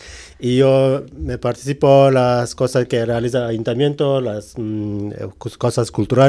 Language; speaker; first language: Spanish; non-native, learner; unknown